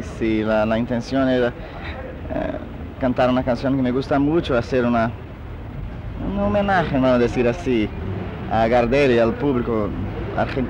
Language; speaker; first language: Spanish; non-native, local second language; Portuguese